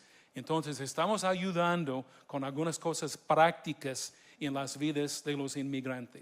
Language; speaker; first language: Spanish; non-native, fluent; English